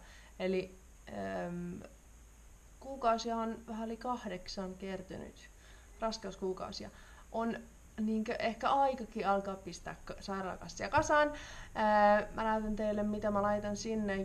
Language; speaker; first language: Finnish; native; Finnish